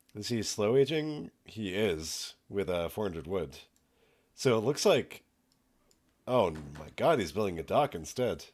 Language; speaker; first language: English; native; English